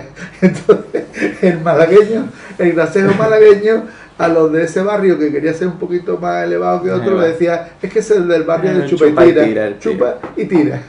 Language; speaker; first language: Spanish; native; Spanish